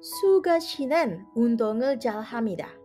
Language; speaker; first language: Korean; non-native, fluent; Indonesian